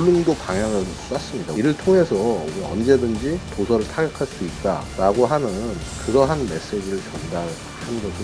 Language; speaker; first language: Korean; native; Korean